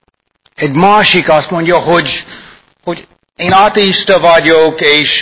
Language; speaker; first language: Hungarian; non-native, fluent; English